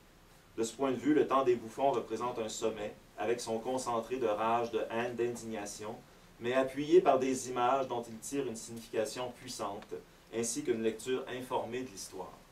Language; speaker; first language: French; native; French